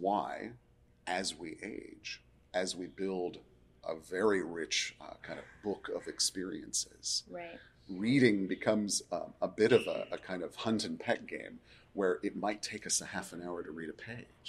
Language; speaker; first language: English; native; English